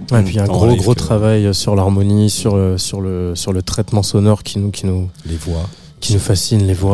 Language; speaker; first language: French; native; French